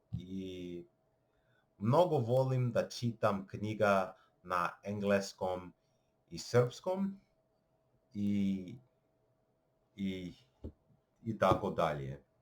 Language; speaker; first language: Bosnian; non-native, learner; English